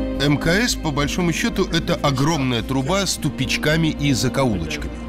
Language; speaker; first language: Russian; native; Russian